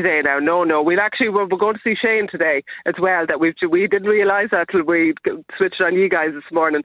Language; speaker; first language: English; native; English